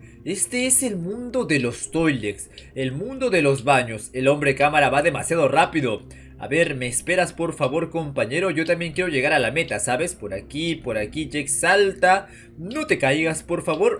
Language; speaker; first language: Spanish; native; Spanish